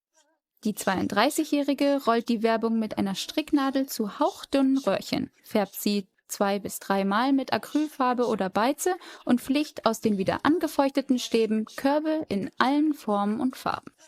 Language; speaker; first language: German; native; German